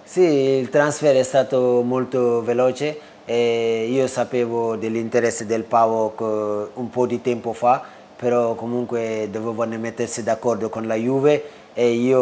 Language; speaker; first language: Italian; non-native, fluent; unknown